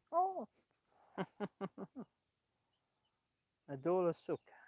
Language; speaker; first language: French; non-native, learner; English